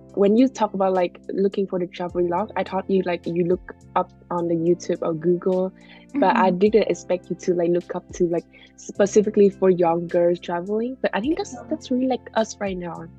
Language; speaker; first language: English; non-native, fluent; Vietnamese